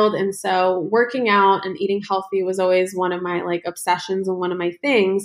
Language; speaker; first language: English; native; English